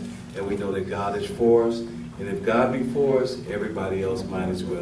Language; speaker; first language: English; native; English